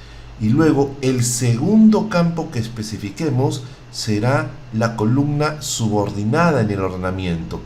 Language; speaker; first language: Spanish; native; Spanish